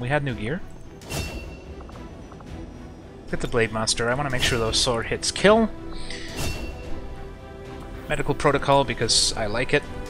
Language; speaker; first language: English; native; English